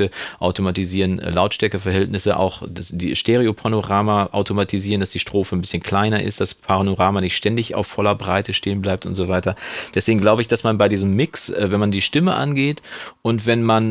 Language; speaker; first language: German; native; German